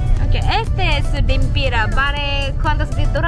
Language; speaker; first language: Spanish; non-native, learner; Japanese